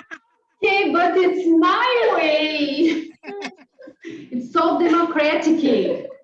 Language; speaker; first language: English; non-native, learner; Portuguese